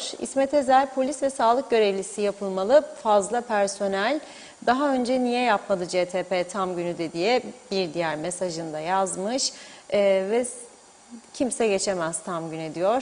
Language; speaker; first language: Turkish; native; Turkish